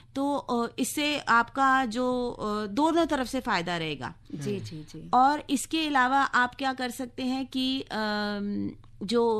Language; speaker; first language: Hindi; native; Hindi